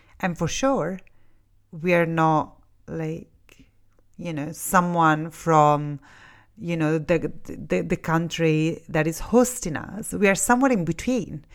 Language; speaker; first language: English; non-native, fluent; Italian